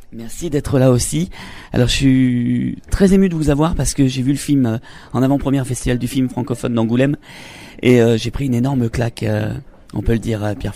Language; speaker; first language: French; native; French